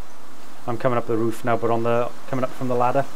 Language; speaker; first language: English; native; English